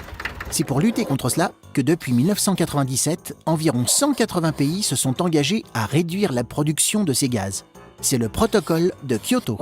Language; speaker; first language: French; native; French